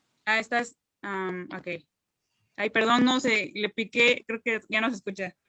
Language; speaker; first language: Spanish; native; Spanish